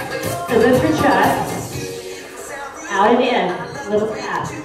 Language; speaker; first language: English; native; English